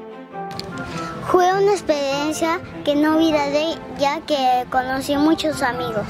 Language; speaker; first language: Spanish; native; Spanish